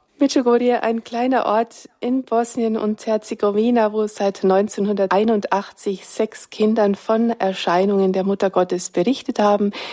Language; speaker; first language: German; native; German